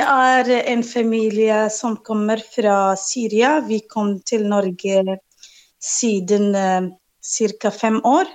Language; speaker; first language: Norwegian; non-native, learner; Arabic